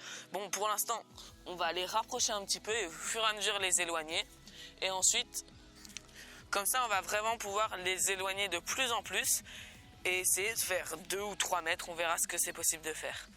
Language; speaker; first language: French; native; French